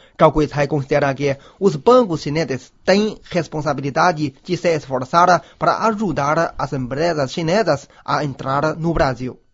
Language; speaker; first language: Portuguese; non-native, fluent; Chinese